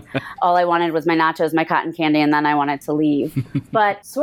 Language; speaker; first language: English; native; English